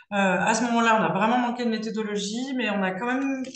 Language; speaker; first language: French; native; French